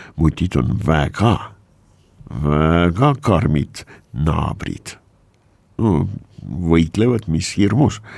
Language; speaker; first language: Estonian; non-native, local second language; Russian